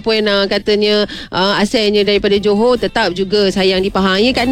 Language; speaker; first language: Malay; native; Malay